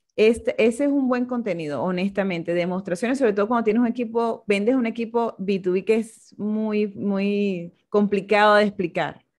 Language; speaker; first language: Spanish; native; Spanish